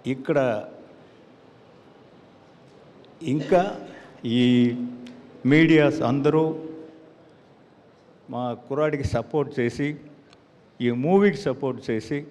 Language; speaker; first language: Telugu; non-native, learner; Tamil